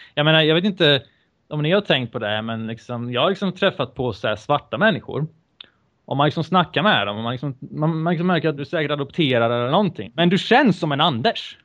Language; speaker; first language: Swedish; early bilingual, other home language; Bosnian